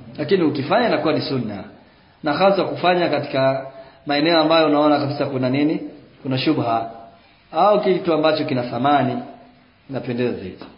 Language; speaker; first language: Swahili; native; Swahili